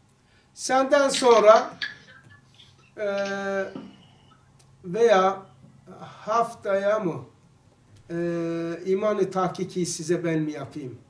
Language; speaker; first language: Turkish; native; Turkish